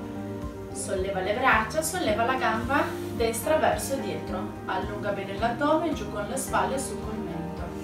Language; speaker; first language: Italian; native; Italian